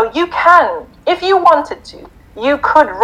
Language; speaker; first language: English; native; English